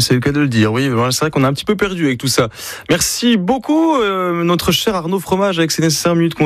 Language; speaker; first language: French; native; French